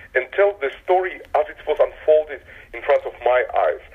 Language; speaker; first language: English; non-native, fluent; Russian